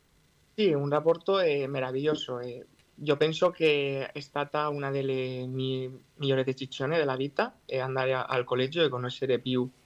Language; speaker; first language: Italian; non-native, fluent; Spanish